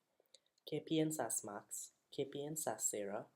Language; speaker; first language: Spanish; non-native, learner; English